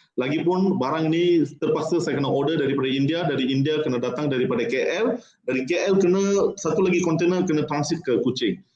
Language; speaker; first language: Malay; non-native, local second language; Tamil